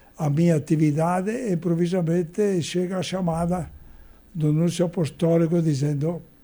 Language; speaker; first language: Portuguese; non-native, fluent; Italian